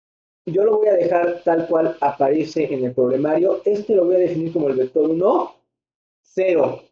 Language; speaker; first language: Spanish; native; Spanish